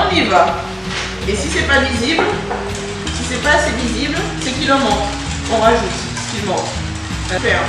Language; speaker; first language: French; native; French